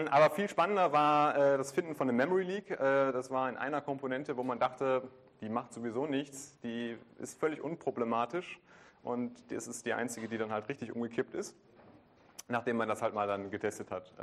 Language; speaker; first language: German; native; German